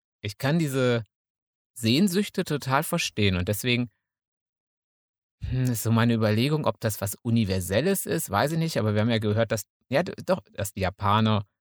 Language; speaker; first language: German; native; German